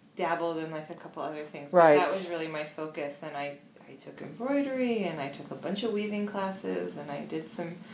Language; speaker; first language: English; native; English